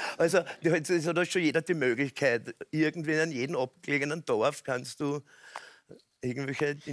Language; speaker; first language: German; native; German